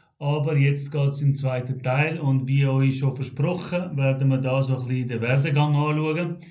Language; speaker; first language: German; early bilingual, other home language; Albanian